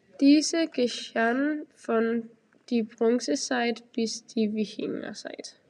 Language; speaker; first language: German; non-native, learner; Danish